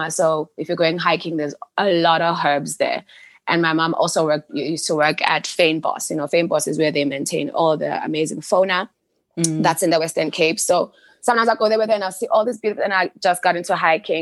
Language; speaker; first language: English; non-native, local second language; Xhosa